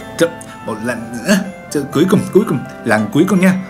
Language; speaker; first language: Vietnamese; non-native, learner; Japanese